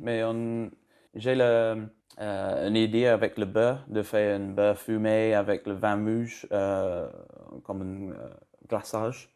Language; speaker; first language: French; non-native, learner; English